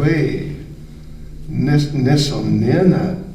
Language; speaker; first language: Russian; non-native, learner; English